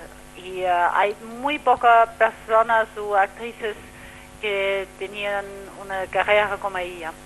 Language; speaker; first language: Spanish; non-native, fluent; German